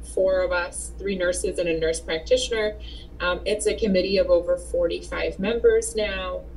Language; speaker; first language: English; native; English